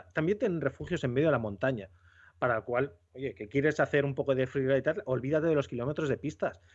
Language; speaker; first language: Spanish; native; Spanish